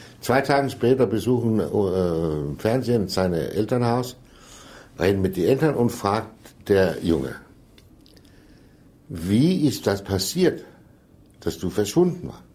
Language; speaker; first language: German; non-native, fluent; Danish